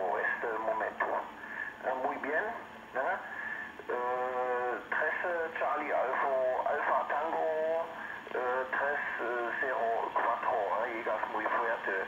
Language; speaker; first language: Spanish; non-native, learner; German